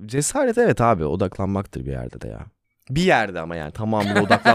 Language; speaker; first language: Turkish; native; Turkish